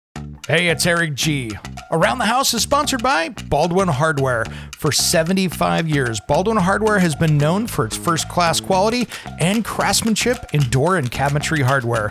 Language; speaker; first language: English; native; English